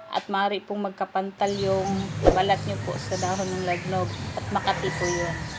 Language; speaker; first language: Filipino; native; Filipino